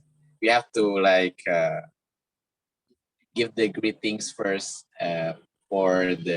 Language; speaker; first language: English; non-native, fluent; Indonesian